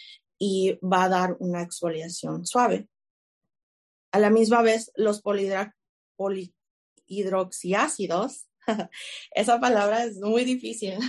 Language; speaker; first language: Spanish; early bilingual, heritage; Spanish